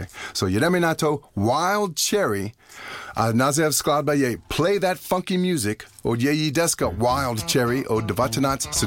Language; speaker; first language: Czech; non-native, learner; English